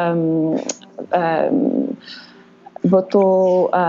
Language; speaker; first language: Portuguese; non-native, fluent; French